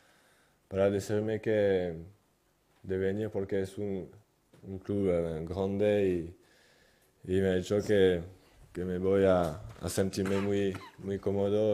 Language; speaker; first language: Spanish; non-native, fluent; French